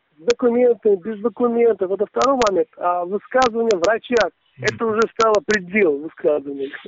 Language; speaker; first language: Russian; non-native, local second language; Uzbek